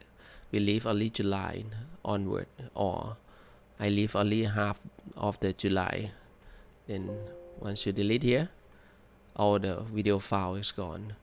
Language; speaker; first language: English; non-native, fluent; Thai